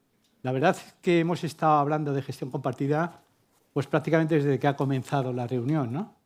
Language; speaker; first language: Spanish; native; Spanish